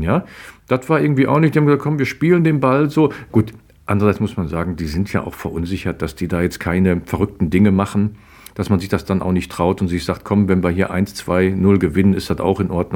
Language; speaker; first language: German; native; German